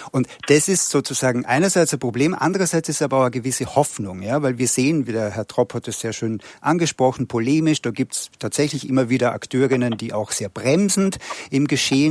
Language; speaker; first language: German; native; German